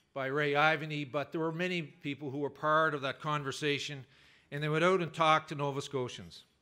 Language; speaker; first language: English; native; English